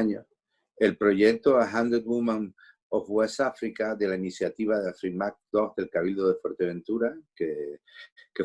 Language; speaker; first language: Spanish; native; Spanish